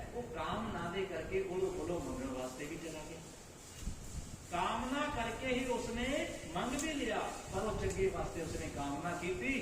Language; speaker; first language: Hindi; non-native, local second language; Punjabi